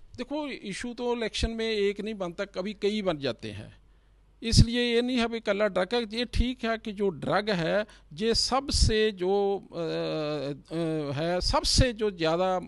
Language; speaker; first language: Hindi; non-native, local second language; Punjabi